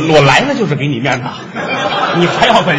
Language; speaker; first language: Chinese; native; Chinese